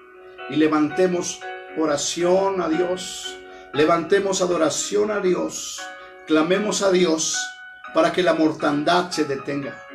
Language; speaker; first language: Spanish; native; Spanish